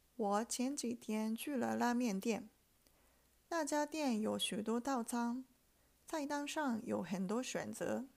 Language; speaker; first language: Chinese; non-native, fluent; Japanese